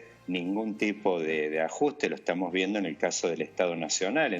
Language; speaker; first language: Spanish; native; Spanish